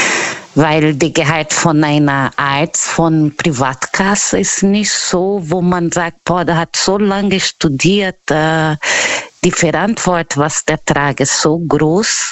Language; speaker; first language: German; non-native, fluent; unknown